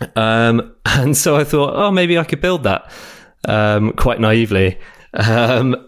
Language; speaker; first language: English; native; English